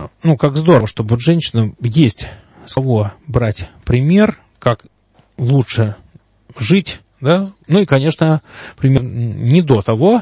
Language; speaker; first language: Russian; native; Russian